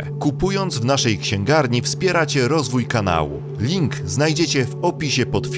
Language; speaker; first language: Polish; native; Polish